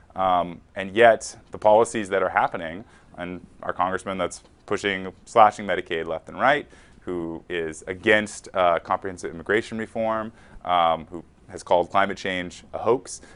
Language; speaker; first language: English; native; English